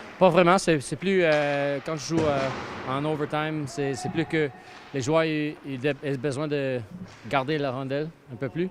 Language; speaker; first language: French; non-native, fluent; English